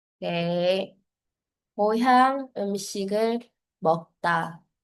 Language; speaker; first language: Korean; non-native, fluent; Filipino